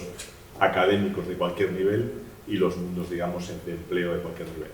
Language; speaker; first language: Spanish; native; Spanish